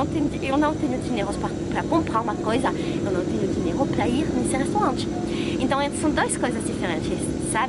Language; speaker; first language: Portuguese; non-native, fluent; French